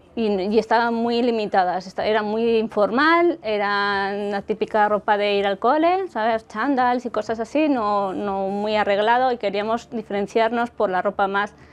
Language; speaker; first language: Spanish; native; Spanish